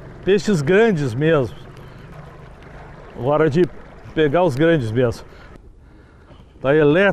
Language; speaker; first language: Portuguese; native; Portuguese